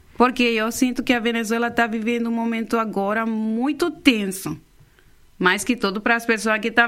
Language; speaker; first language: Portuguese; non-native, fluent; Spanish